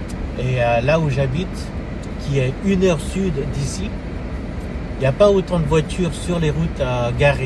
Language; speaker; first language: French; early bilingual, heritage; French